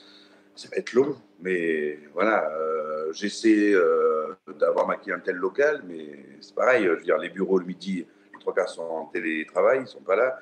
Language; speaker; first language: French; native; French